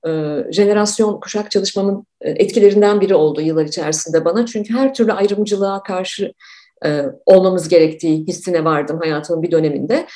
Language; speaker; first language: Turkish; native; Turkish